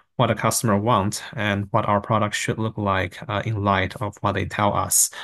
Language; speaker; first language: English; non-native, fluent; Chinese